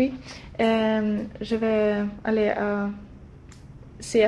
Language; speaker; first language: French; non-native, learner; Swedish